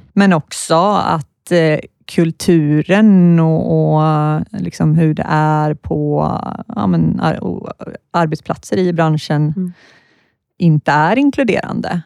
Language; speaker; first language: Swedish; native; Swedish